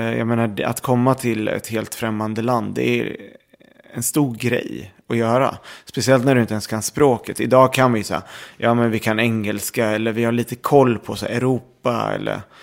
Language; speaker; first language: Swedish; early bilingual, other home language; Arabic